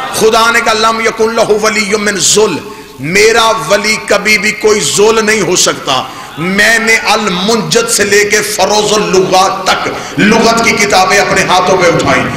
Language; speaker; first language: Urdu; native; Urdu